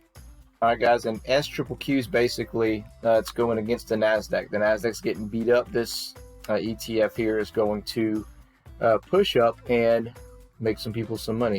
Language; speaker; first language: English; native; English